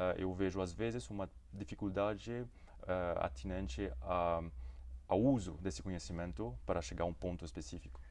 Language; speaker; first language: Portuguese; non-native, fluent; Morisyen